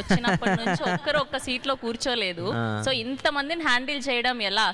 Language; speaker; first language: Telugu; native; Telugu